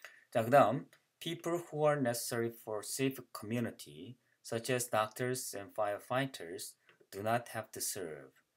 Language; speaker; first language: English; non-native, fluent; Korean